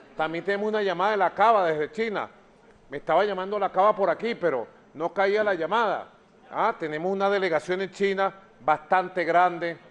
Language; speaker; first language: Spanish; native; Spanish